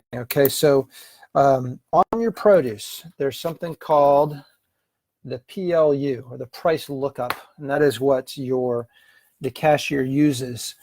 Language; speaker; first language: English; native; English